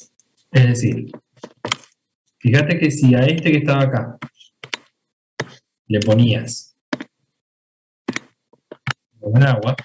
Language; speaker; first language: Spanish; native; Spanish